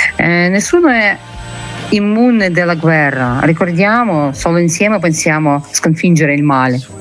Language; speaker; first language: Italian; non-native, fluent; Ukrainian